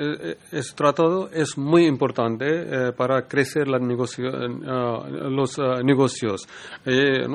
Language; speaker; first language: Spanish; non-native, learner; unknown